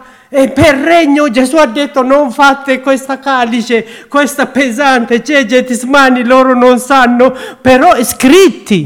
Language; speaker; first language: Italian; non-native, learner; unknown